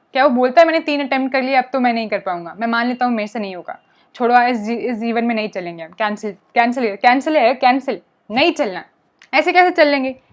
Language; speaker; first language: Hindi; non-native, local second language; Punjabi